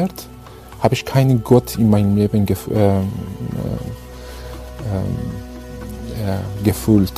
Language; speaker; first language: German; non-native, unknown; Persian